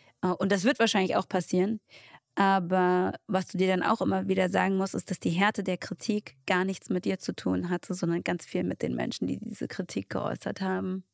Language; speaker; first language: German; early bilingual, other home language; Tigrinya